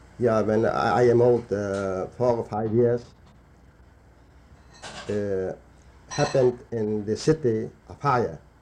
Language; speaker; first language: English; non-native, learner; Yiddish